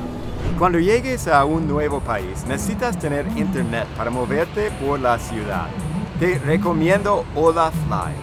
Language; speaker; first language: Spanish; non-native, fluent; English